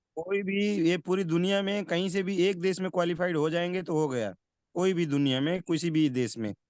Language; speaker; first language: Hindi; native; Hindi